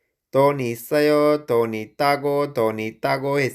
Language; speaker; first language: Korean; non-native, fluent; Sinhala